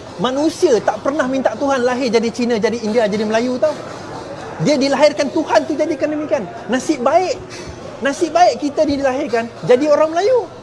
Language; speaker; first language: Malay; non-native, local second language; Chinese